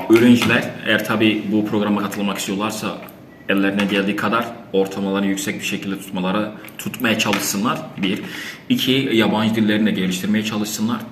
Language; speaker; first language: Turkish; non-native, fluent; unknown